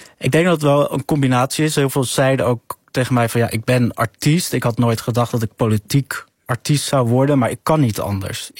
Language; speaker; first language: Dutch; early bilingual, other home language; Arabic